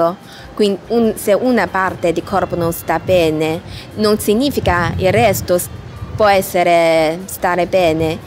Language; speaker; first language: Italian; non-native, learner; Chinese